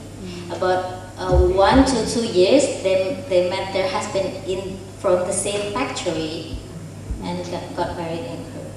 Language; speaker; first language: English; non-native, fluent; Indonesian